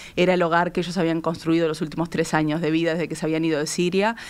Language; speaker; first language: Spanish; native; Spanish